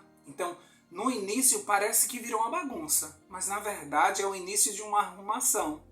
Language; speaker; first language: Portuguese; native; Portuguese